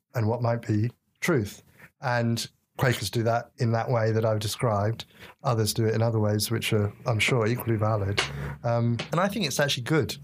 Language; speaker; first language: English; native; English